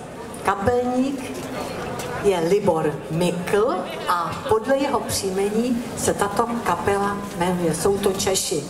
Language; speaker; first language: Czech; native; Czech